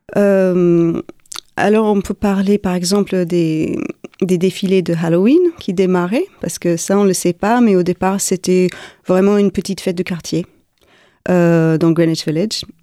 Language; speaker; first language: French; non-native, fluent; English